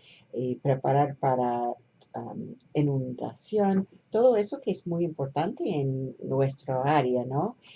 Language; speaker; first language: Spanish; non-native, fluent; English